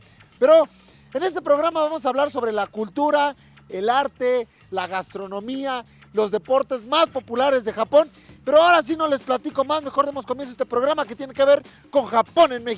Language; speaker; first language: Spanish; native; Spanish